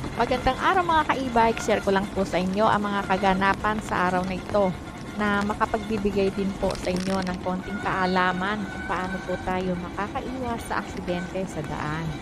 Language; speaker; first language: Filipino; native; Filipino